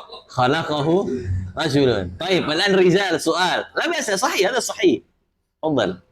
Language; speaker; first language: Arabic; non-native, fluent; Indonesian